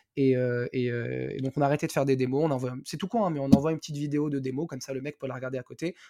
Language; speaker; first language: French; non-native, local second language; Arabic